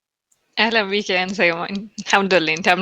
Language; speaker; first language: Arabic; native; Arabic